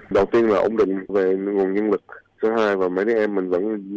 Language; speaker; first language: Vietnamese; early bilingual, heritage; Vietnamese